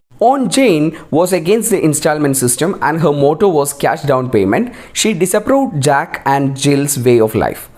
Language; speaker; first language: English; non-native, local second language; Malayalam